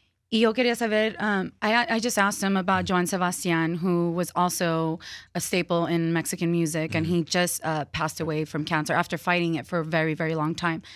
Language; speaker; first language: English; early bilingual, other home language; Spanish